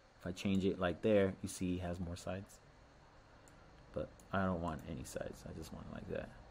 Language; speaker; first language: English; early bilingual, other home language; Spanish